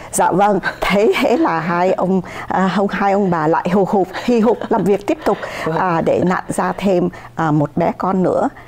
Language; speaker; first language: Vietnamese; native; Vietnamese